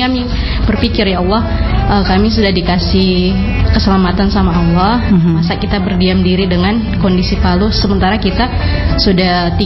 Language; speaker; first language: Indonesian; native; Indonesian